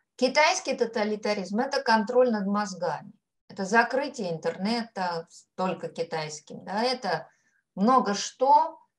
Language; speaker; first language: Russian; native; Russian